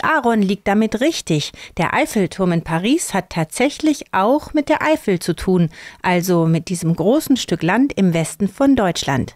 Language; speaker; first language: German; native; German